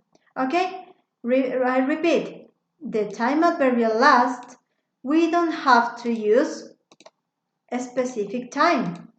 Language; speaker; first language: English; non-native, fluent; Spanish